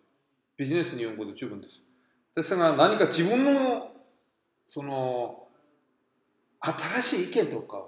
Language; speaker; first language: Japanese; non-native, fluent; Korean